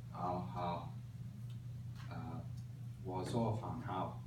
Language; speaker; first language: Chinese; non-native, learner; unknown